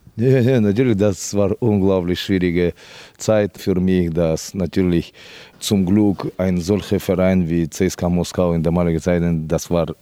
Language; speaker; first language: German; non-native, fluent; Russian